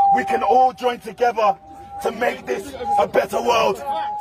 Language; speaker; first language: English; native; English